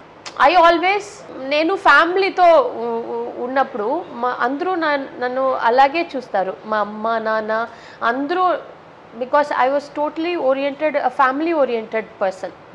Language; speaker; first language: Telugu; non-native, fluent; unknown